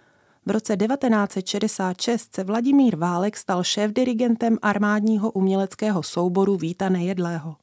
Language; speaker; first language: Czech; native; Czech